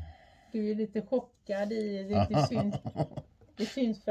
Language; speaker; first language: Swedish; native; Swedish